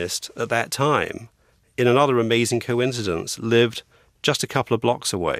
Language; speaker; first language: English; native; English